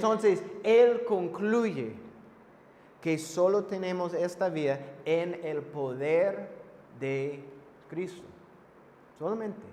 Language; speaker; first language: Spanish; non-native, fluent; English